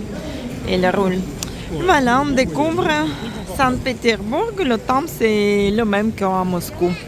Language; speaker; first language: French; non-native, fluent; Russian